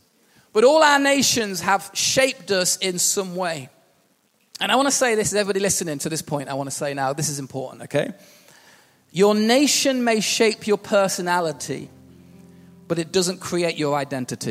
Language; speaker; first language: English; native; English